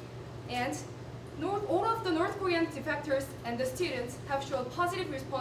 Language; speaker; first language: English; non-native, learner; Korean